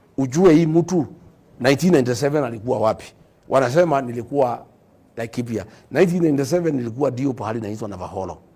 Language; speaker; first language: Swahili; non-native, local second language; Kikuyu